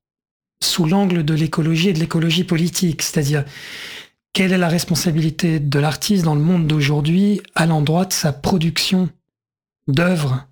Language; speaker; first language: French; native; French